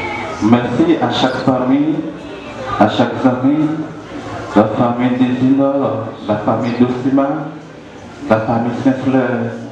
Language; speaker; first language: French; non-native, local second language; Haitian Creole